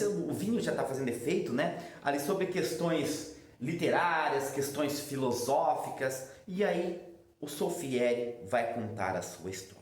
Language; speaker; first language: Portuguese; native; Portuguese